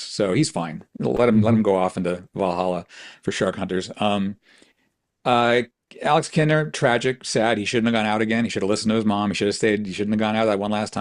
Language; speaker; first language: English; native; English